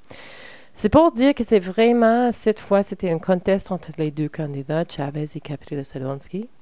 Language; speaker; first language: French; non-native, learner; English